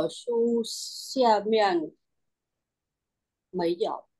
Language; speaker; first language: Chinese; non-native, learner; Vietnamese